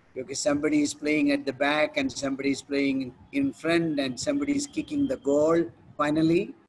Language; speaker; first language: English; non-native, local second language; Hindi